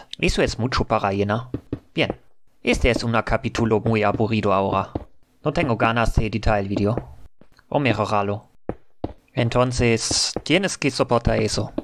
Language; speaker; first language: Spanish; non-native, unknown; German